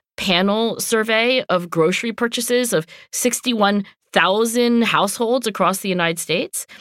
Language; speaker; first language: English; native; English